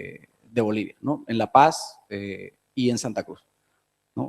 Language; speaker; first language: Spanish; native; Spanish